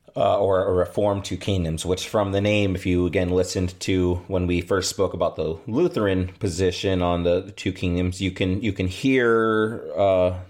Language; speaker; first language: English; native; English